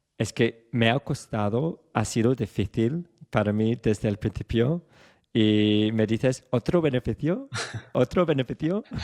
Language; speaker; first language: Spanish; non-native, fluent; English